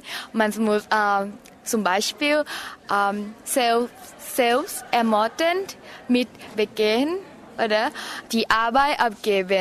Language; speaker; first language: German; non-native, learner; Thai